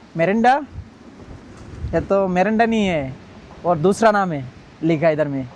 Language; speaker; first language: Hindi; non-native, learner; Bangla